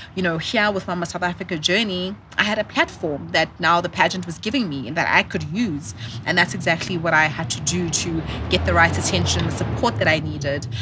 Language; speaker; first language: English; non-native, local second language; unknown